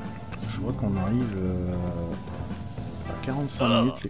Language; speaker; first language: French; native; French